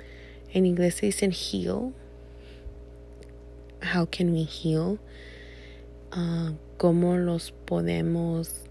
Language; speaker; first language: Spanish; early bilingual, heritage; Spanish